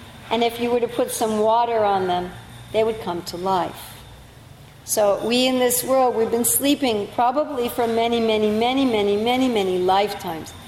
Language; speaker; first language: English; native; English